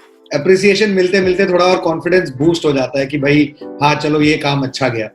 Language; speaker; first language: Hindi; native; Hindi